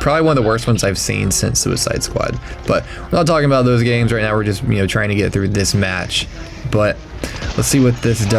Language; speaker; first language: English; native; English